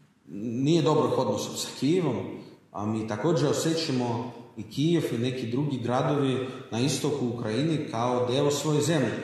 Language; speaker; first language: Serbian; non-native, learner; Russian